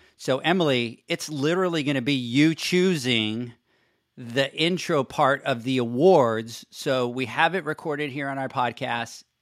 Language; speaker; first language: English; non-native, local second language; Spanish